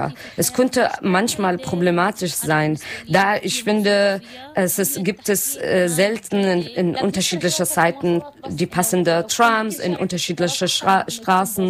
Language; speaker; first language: German; non-native, learner; Arabic